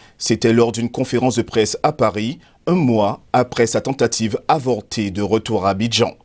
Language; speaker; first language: French; native; French